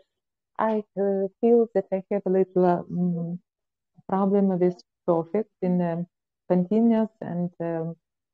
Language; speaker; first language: English; non-native, learner; Ukrainian